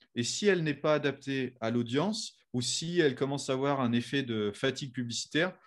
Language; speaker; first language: French; native; French